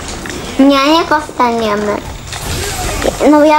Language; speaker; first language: Polish; early bilingual, heritage; Polish